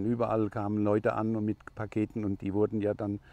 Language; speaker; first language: German; non-native, fluent; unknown